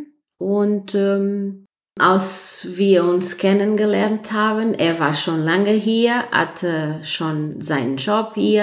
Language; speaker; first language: German; non-native, fluent; Portuguese